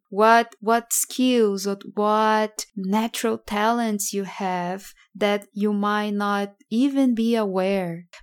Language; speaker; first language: English; non-native, fluent; Portuguese